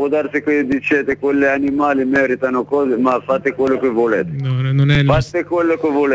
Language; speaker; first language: Italian; non-native, learner; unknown